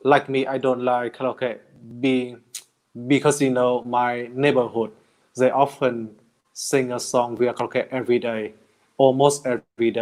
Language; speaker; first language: English; non-native, learner; Vietnamese